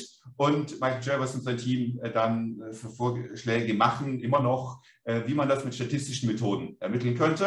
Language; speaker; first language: German; native; German